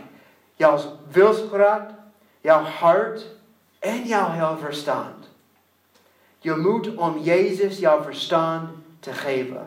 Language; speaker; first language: Dutch; non-native, learner; English